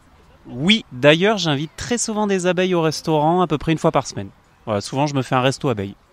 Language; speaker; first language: French; native; French